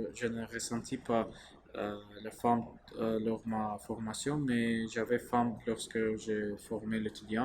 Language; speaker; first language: French; non-native, learner; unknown